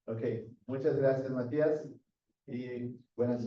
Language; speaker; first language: Spanish; non-native, fluent; Portuguese